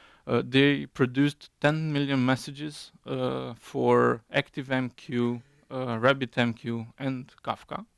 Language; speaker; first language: English; non-native, fluent; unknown